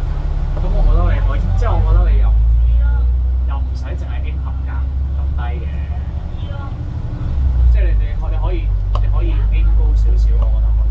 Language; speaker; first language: Cantonese; native; Cantonese